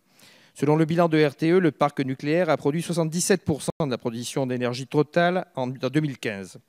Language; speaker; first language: French; native; French